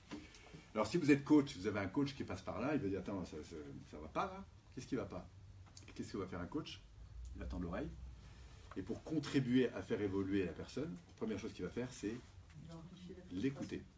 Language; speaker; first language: French; native; French